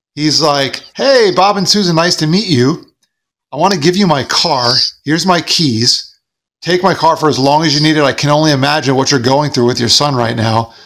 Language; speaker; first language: English; native; English